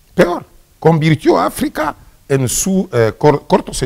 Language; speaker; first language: Spanish; non-native, fluent; Swahili